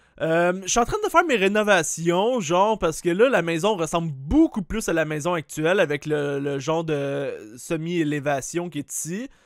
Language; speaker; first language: French; native; French